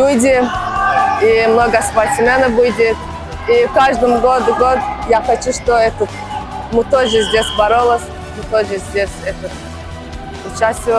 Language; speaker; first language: Russian; non-native, learner; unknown